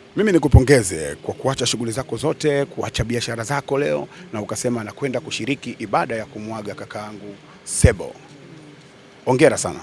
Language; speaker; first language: Swahili; native; Swahili